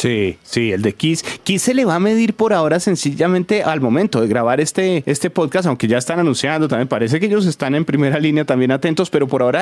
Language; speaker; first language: Spanish; native; Spanish